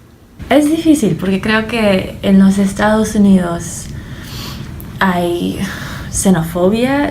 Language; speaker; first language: Spanish; early bilingual, heritage; Spanish